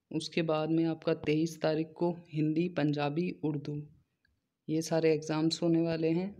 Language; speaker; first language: Hindi; native; Hindi